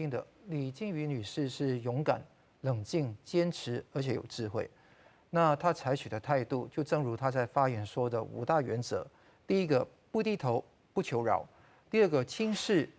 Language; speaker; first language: Chinese; non-native, local second language; Cantonese